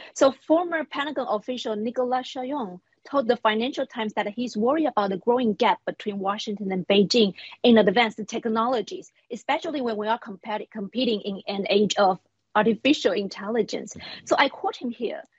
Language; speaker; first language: English; non-native, fluent; Chinese